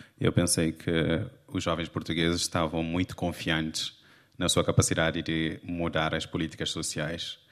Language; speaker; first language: Portuguese; non-native, local second language; Kabuverdianu